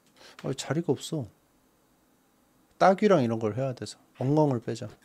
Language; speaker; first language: Korean; native; Korean